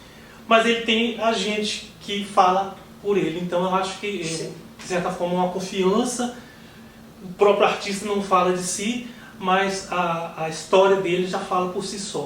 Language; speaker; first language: Portuguese; native; Portuguese